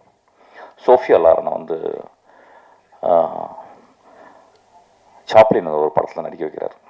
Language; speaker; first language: Tamil; native; Tamil